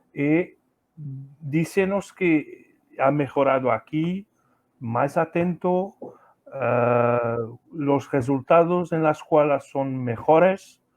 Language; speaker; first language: Spanish; non-native, learner; Portuguese